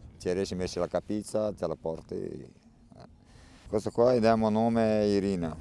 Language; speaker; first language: Italian; non-native, learner; Romanian